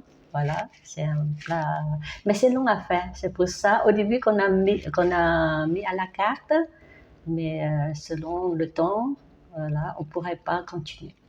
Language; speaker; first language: French; non-native, learner; Vietnamese